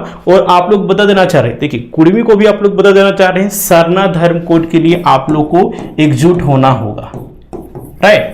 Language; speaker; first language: Hindi; native; Hindi